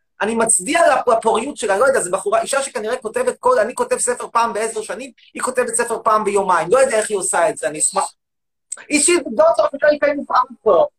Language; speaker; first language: Hebrew; native; Hebrew